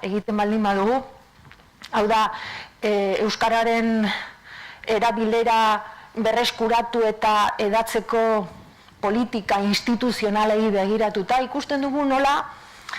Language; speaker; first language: Basque; native; Basque